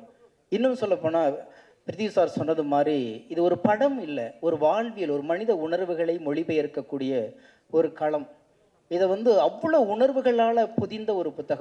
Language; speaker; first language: Tamil; native; Tamil